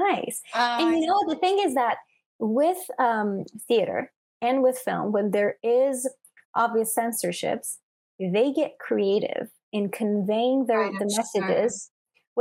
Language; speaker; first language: English; non-native, fluent; Persian